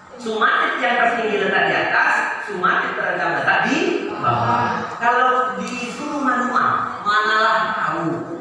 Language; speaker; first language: Indonesian; native; Indonesian